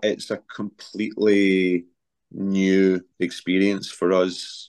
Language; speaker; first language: English; native; English